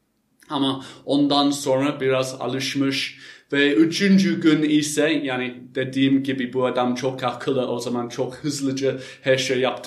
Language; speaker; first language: Turkish; non-native, fluent; English